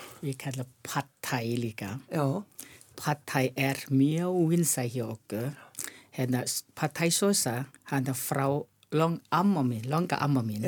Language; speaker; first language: Icelandic; non-native, learner; Thai